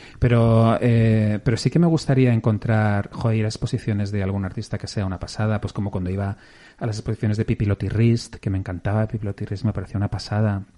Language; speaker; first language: Spanish; native; Spanish